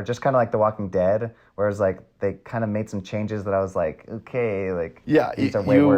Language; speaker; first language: English; native; English